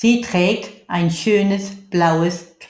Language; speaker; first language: German; non-native, fluent; English